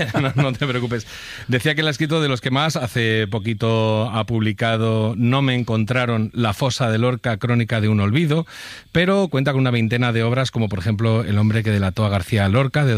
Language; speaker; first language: Spanish; native; Spanish